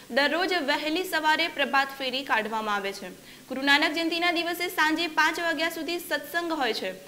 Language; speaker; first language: Gujarati; native; Gujarati